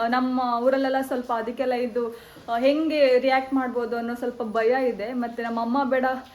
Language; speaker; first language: Kannada; native; Kannada